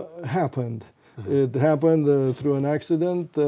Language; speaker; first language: English; non-native, fluent; Romanian